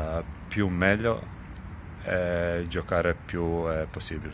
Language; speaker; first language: Italian; non-native, fluent; Serbian